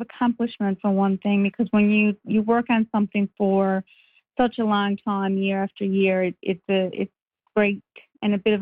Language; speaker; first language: English; native; English